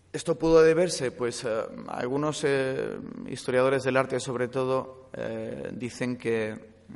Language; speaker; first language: Spanish; native; Spanish